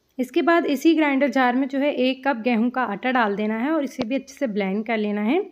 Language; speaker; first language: Hindi; native; Hindi